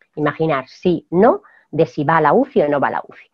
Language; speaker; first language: Spanish; native; Spanish